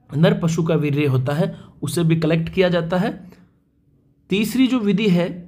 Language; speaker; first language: Hindi; native; Hindi